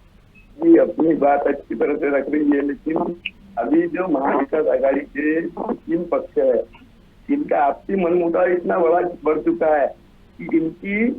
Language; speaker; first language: Hindi; non-native, local second language; Marathi